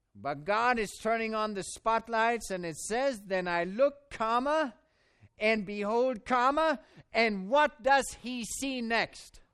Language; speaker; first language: English; non-native, fluent; German